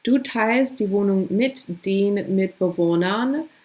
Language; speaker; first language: German; non-native, fluent; English